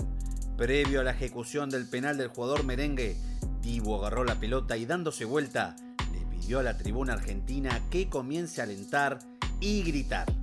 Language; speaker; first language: Spanish; native; Spanish